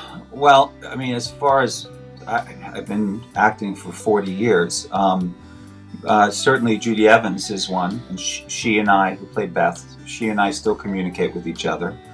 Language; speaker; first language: English; native; English